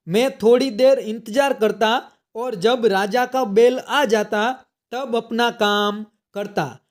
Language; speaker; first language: Hindi; non-native, local second language; Gujarati